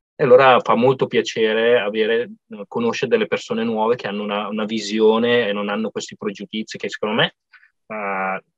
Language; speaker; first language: Italian; early bilingual, other home language; Vietnamese